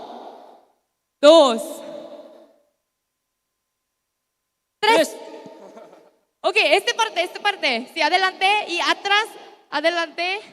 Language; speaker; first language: Spanish; non-native, learner; Korean